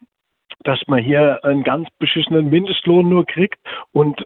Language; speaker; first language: German; native; German